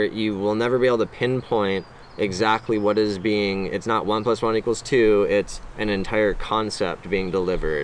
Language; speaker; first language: English; native; English